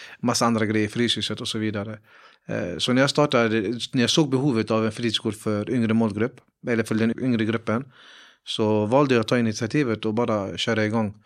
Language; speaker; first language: Swedish; early bilingual, other home language; Kurdish